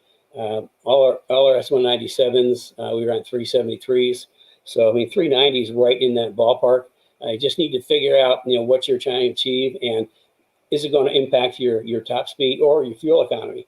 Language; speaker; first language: English; native; English